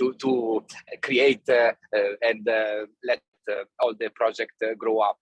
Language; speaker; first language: English; non-native, fluent; Italian